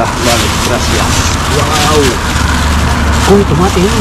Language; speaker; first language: Spanish; non-native, learner; Filipino